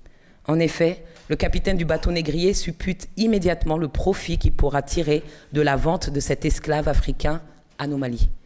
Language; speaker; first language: French; native; French